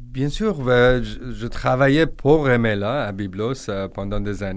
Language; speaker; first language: French; non-native, learner; Persian